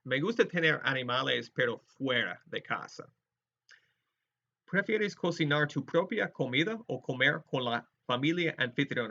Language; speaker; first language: Spanish; non-native, fluent; English